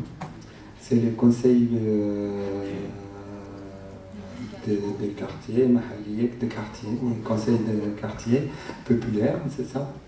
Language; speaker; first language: French; non-native, fluent; Arabic